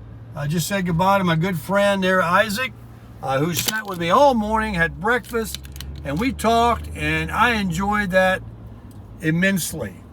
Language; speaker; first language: English; native; English